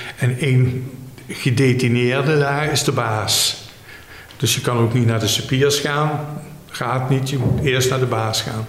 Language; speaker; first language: Dutch; native; Dutch